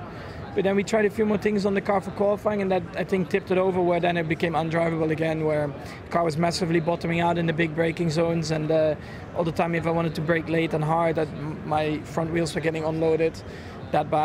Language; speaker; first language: English; non-native, fluent; Dutch